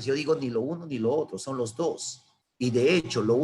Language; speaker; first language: Spanish; native; Spanish